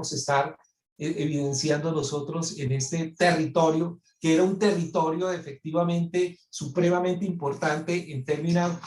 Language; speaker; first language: Spanish; native; Spanish